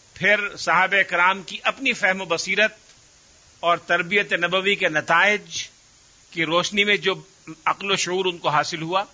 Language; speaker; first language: Urdu; native; Urdu